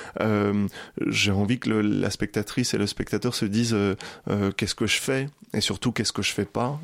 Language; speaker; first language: French; native; French